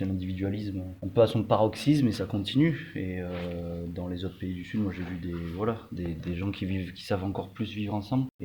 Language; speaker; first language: French; native; French